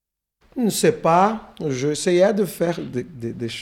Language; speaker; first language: French; non-native, fluent; Portuguese